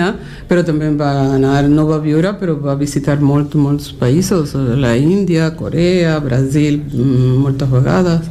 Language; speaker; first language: Spanish; non-native, local second language; Catalan